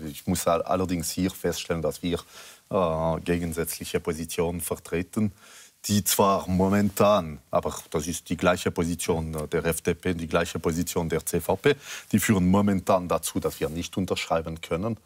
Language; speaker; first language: German; non-native, local second language; French